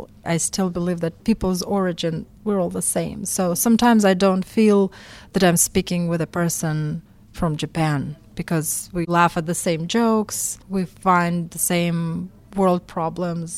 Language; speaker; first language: English; non-native, fluent; Russian